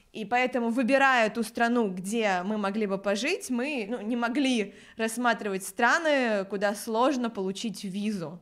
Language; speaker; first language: Russian; native; Russian